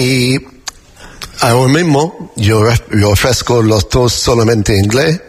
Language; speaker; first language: Spanish; non-native, learner; English